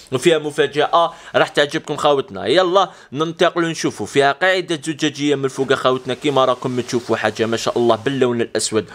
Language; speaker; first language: Arabic; native; Arabic